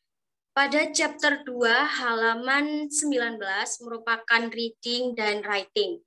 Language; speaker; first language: Indonesian; native; Indonesian